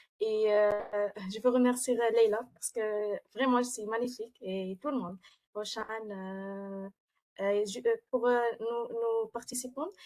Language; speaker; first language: French; non-native, learner; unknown